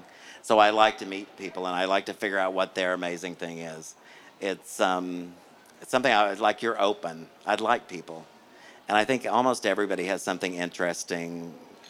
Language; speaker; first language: English; native; English